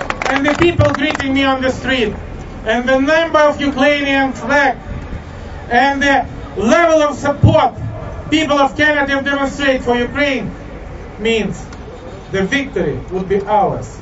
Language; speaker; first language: English; non-native, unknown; Ukrainian